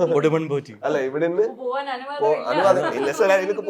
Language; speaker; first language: Malayalam; non-native, learner; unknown